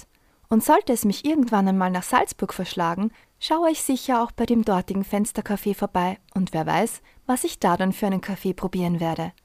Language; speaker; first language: German; native; German